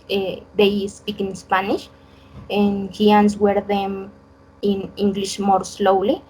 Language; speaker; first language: English; non-native, learner; Spanish